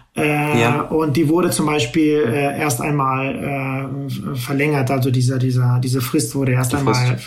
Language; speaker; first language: German; native; German